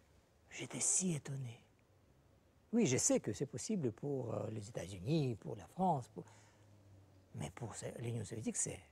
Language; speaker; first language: French; non-native, fluent; Russian